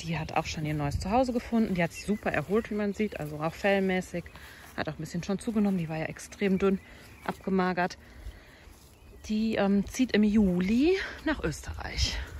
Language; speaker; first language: German; native; German